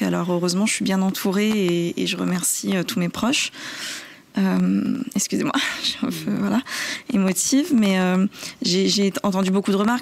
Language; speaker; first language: French; native; French